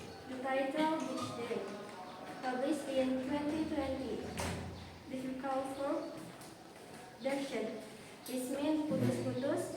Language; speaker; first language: English; non-native, local second language; Indonesian